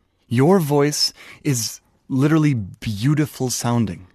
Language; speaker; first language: English; native; English